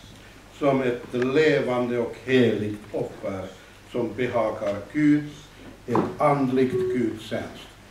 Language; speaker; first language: Swedish; non-native, fluent; Finnish